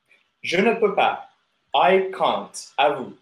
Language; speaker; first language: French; non-native, fluent; English